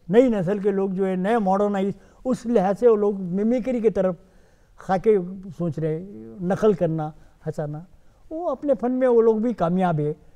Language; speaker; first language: Hindi; non-native, local second language; Urdu